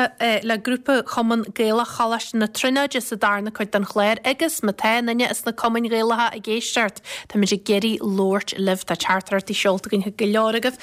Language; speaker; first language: Irish; native; Irish